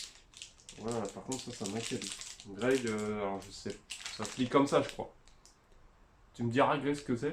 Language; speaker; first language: French; native; French